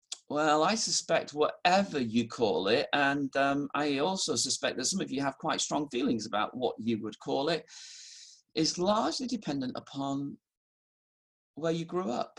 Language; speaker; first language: English; native; English